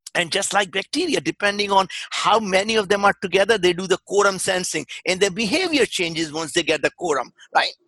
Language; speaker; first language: English; non-native, local second language; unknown